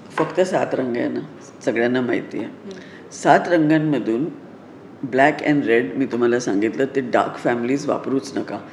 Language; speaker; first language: Marathi; non-native, local second language; Sindhi